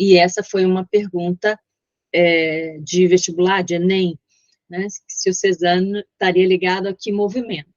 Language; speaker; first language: Portuguese; native; Portuguese